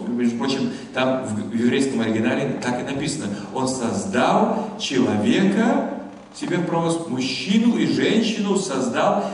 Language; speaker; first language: Russian; non-native, fluent; German